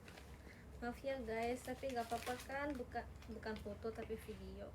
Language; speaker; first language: Indonesian; native; Indonesian